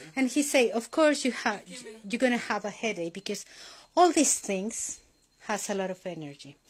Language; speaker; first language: English; non-native, learner; Spanish